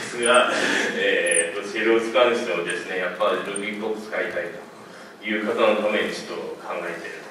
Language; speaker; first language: Japanese; native; Japanese